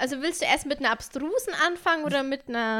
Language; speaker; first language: German; native; German